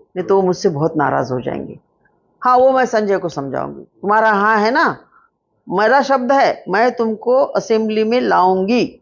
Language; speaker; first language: Hindi; non-native, local second language; Marathi